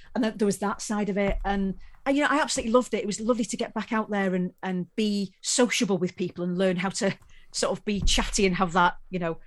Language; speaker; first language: English; native; English